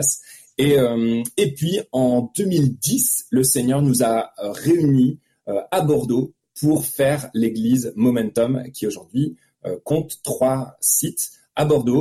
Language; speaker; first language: French; native; French